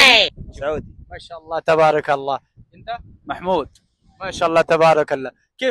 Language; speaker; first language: Arabic; non-native, learner; Bangla